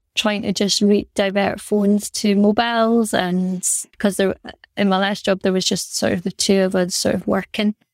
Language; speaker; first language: English; native; English